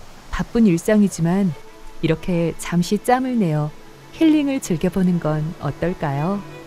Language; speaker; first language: Korean; native; Korean